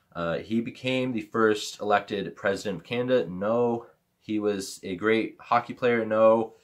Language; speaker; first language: English; native; English